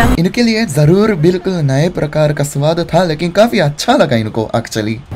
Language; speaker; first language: Hindi; non-native, fluent; Japanese